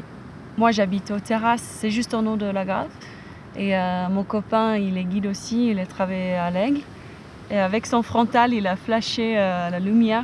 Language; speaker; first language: French; non-native, fluent; English